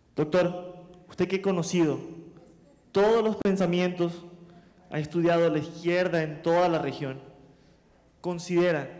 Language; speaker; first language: Spanish; native; Spanish